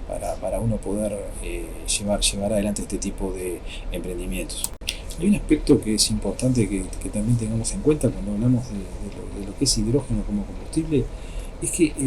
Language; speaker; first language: Spanish; native; Spanish